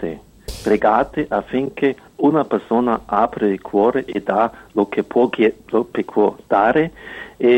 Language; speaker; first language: Italian; non-native, fluent; German